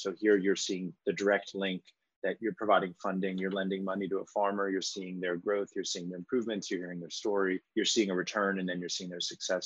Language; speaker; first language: English; native; English